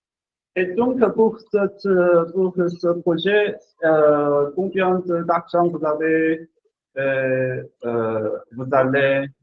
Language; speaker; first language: French; non-native, learner; Chinese